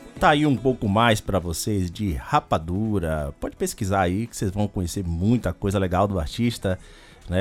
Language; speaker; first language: Portuguese; native; Portuguese